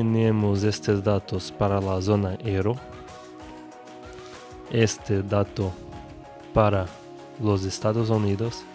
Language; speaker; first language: Spanish; non-native, learner; Portuguese